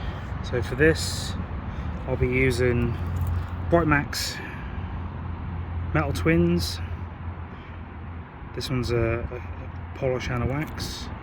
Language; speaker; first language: English; native; English